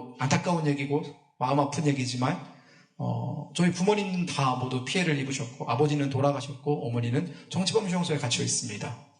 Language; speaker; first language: Korean; native; Korean